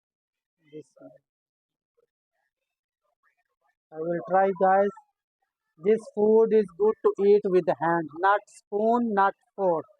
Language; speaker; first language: English; non-native, learner; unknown